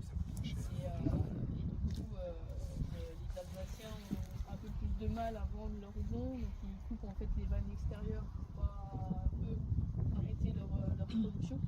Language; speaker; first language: French; native; French